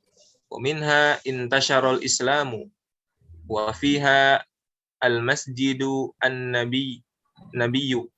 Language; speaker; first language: Arabic; non-native, learner; Indonesian